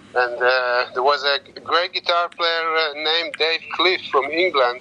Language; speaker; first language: English; non-native, learner; Hebrew